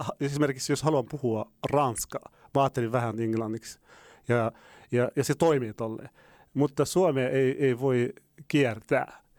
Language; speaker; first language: Finnish; non-native, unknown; Arabic